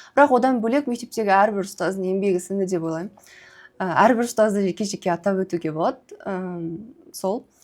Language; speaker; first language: Kazakh; native; Kazakh